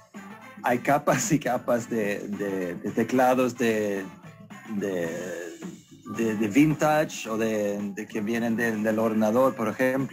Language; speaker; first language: Spanish; non-native, fluent; Swedish